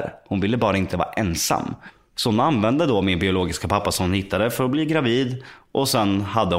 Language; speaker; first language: Swedish; native; Swedish